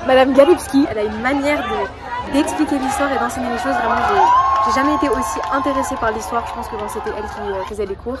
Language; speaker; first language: French; native; French